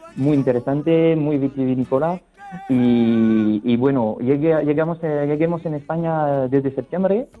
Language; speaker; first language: Spanish; non-native, fluent; French